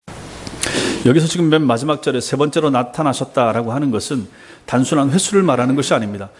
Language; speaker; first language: Korean; native; Korean